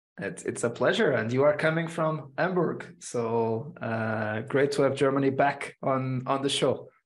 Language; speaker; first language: English; non-native, fluent; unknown